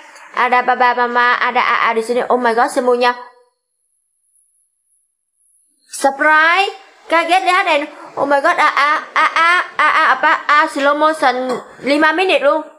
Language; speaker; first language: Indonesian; non-native, learner; Vietnamese